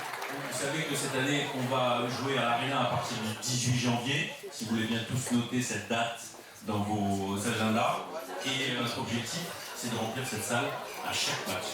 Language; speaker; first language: French; native; French